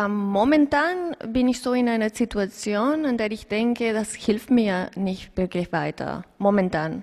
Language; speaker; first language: German; non-native, fluent; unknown